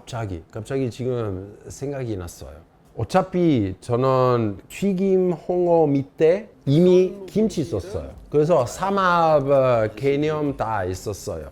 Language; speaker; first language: Korean; non-native, fluent; Italian